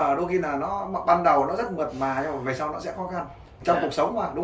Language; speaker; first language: Vietnamese; native; Vietnamese